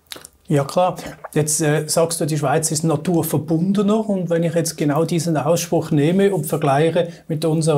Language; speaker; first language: German; native; German